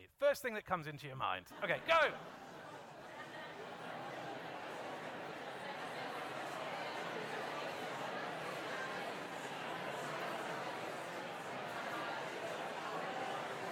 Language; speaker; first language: English; native; English